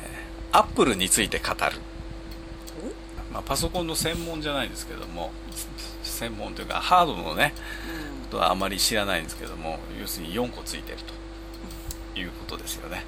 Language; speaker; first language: Japanese; native; Japanese